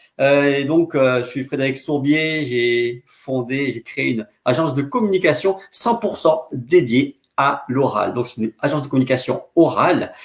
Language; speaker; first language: French; native; French